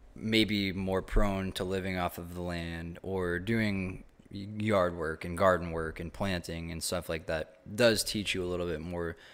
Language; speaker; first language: English; native; English